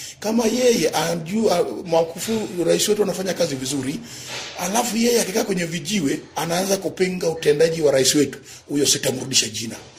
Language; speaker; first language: Swahili; native; Swahili